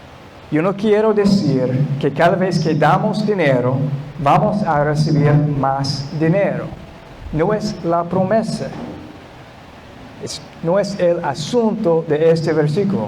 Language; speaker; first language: Spanish; non-native, fluent; English